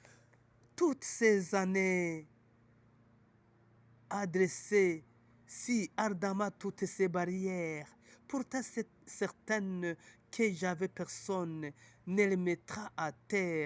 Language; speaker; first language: French; non-native, local second language; Rundi